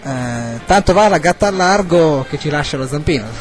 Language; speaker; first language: Italian; native; Italian